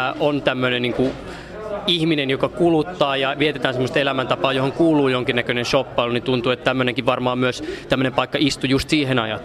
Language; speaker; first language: Finnish; native; Finnish